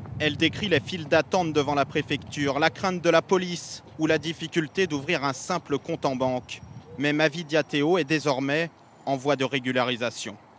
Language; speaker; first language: French; native; French